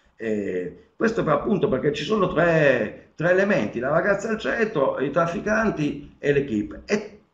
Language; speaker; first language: Italian; native; Italian